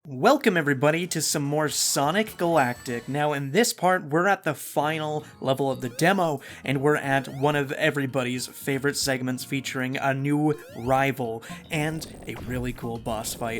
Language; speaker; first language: English; native; English